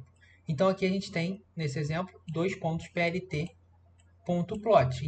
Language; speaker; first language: Portuguese; native; Portuguese